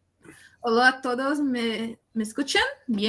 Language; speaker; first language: Spanish; non-native, learner; Portuguese